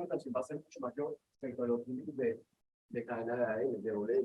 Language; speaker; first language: Spanish; native; Spanish